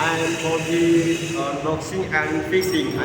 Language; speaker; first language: English; non-native, learner; Indonesian